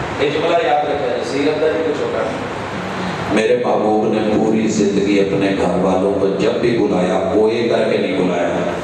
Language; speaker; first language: Urdu; non-native, local second language; Punjabi